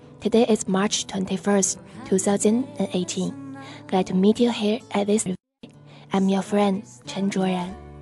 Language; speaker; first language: English; non-native, fluent; Chinese